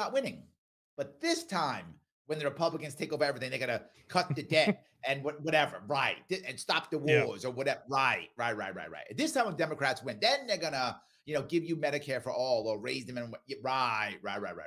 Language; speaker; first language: English; native; English